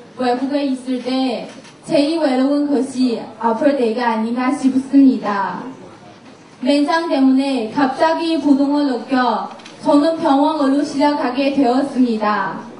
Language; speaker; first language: Korean; non-native, learner; Chinese